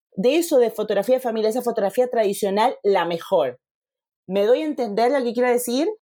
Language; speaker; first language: Spanish; native; Spanish